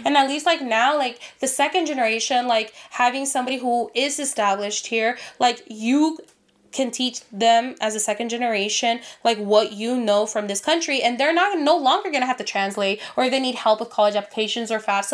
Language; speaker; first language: English; early bilingual, other home language; Spanish